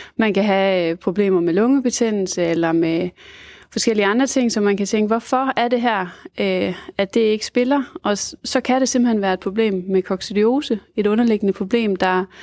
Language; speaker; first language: Danish; native; Danish